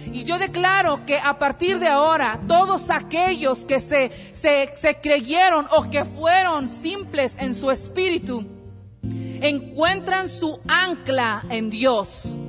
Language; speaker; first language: Spanish; native; Spanish